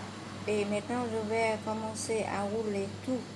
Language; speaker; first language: French; non-native, fluent; Vietnamese